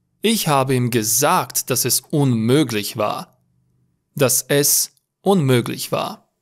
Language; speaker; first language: German; non-native, learner; Romanian